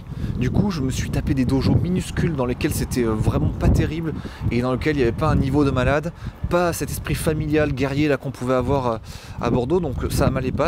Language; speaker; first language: French; native; French